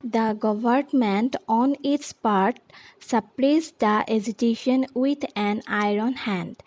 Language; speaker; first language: English; non-native, local second language; Assamese